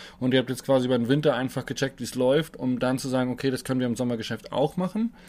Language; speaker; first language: German; native; German